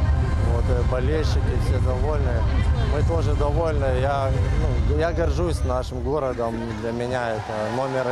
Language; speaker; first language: Russian; native; Russian